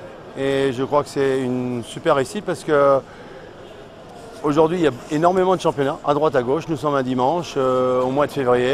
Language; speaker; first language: French; native; French